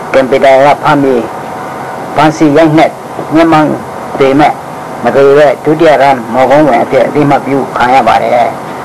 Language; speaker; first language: Burmese; non-native, local second language; Mon